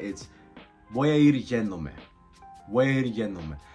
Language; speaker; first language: Spanish; non-native, fluent; English